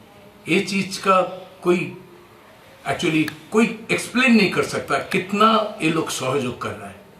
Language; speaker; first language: Hindi; non-native, local second language; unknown